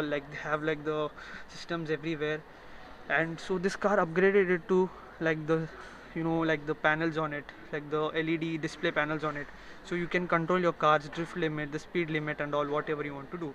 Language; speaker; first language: English; non-native, fluent; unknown